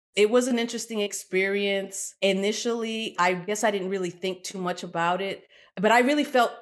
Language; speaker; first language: English; native; English